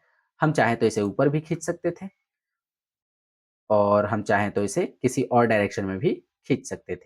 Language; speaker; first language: Hindi; native; Hindi